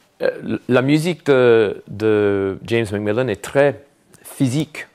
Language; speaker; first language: French; non-native, fluent; English